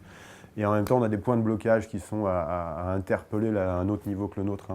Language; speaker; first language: French; native; French